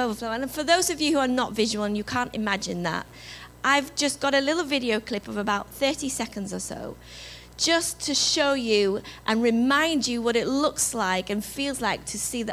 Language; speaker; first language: English; native; English